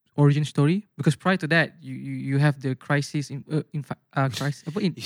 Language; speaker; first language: English; non-native, local second language; Malay